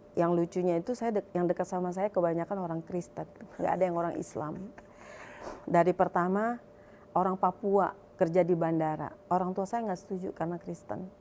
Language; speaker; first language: Indonesian; native; Indonesian